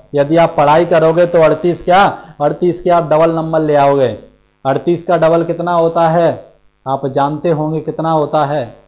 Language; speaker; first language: Hindi; native; Hindi